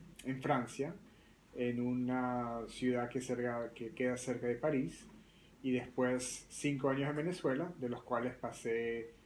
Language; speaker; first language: Spanish; early bilingual, other home language; French